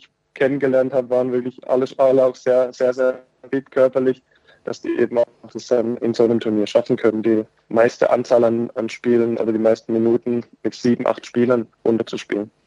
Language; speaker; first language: German; native; German